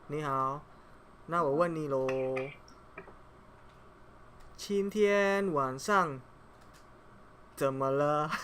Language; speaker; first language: Chinese; non-native, fluent; Indonesian